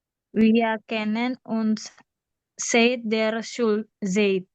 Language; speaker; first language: German; non-native, learner; Indonesian